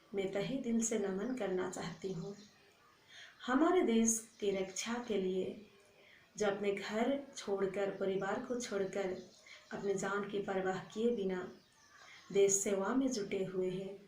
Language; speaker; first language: Hindi; non-native, local second language; Assamese